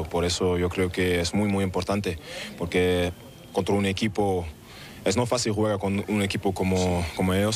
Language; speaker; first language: Spanish; non-native, learner; German